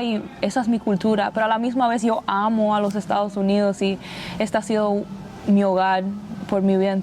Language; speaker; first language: Spanish; early bilingual, other home language; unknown